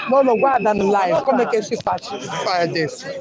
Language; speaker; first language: Italian; non-native, learner; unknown